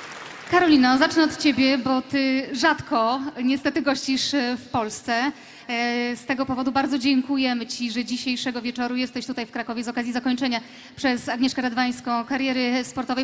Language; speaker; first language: Polish; native; Polish